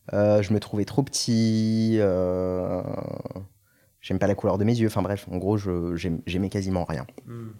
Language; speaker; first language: French; non-native, local second language; Arabic